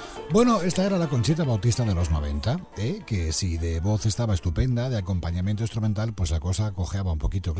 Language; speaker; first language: Spanish; native; Spanish